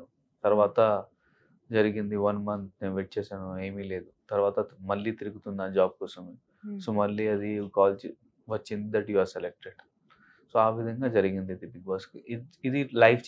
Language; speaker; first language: Telugu; non-native, local second language; Hindi